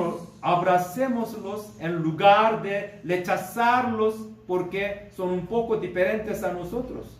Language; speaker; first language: Spanish; non-native, learner; Korean